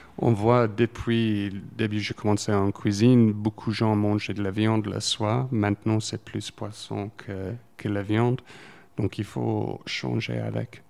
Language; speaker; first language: French; non-native, fluent; English